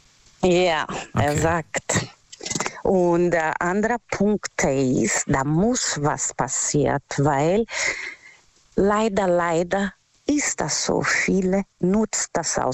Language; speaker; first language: German; non-native, learner; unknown